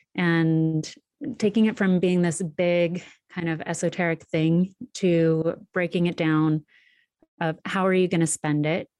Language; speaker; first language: English; native; English